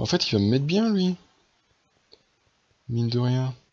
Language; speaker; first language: French; native; French